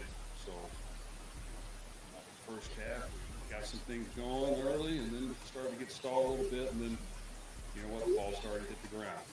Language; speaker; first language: English; native; English